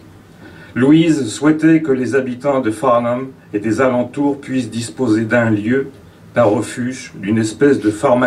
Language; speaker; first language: French; native; French